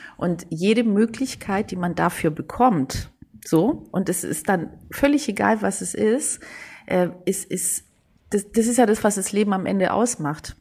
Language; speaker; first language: German; early bilingual, other home language; Greek